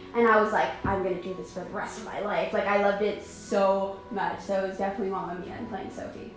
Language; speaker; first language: English; native; English